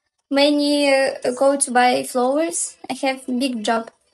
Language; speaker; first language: English; non-native, learner; Ukrainian